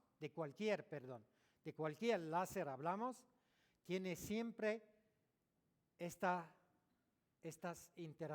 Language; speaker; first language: Spanish; non-native, learner; French